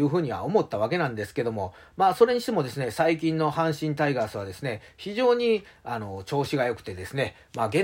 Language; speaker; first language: Japanese; native; Japanese